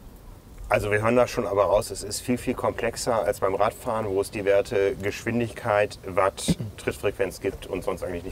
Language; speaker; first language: German; native; German